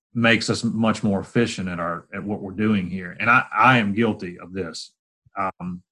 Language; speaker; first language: English; native; English